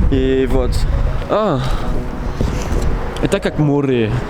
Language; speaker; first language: Russian; non-native, fluent; French